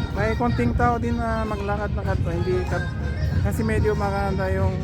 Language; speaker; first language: Filipino; non-native, learner; Persian